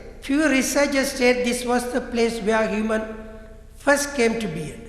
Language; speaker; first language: English; non-native, local second language; Tamil